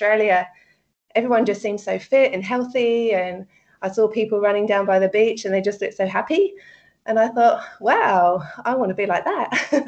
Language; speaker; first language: English; native; English